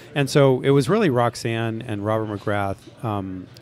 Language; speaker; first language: English; native; English